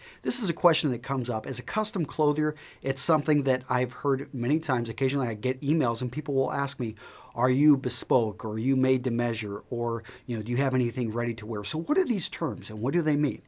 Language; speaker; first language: English; native; English